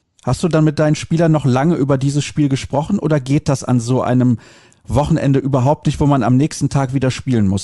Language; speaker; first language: German; native; German